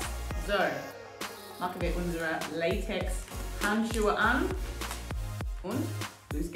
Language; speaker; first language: German; non-native, learner; English